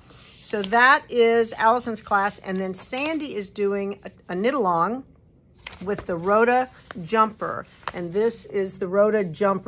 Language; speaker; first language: English; native; English